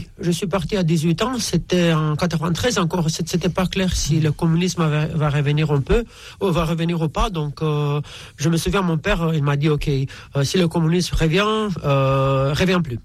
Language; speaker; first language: French; non-native, fluent; Romanian